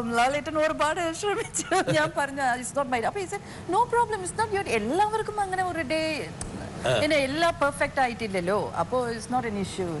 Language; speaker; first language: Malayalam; non-native, fluent; Tamil